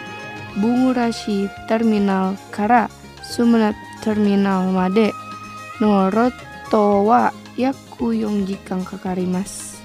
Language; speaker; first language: Japanese; non-native, fluent; Indonesian